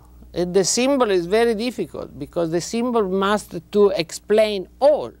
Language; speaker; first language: English; non-native, learner; Italian